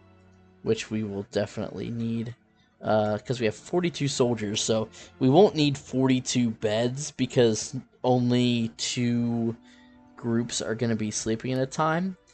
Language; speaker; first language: English; native; English